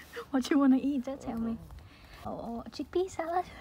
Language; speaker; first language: English; non-native, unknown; Thai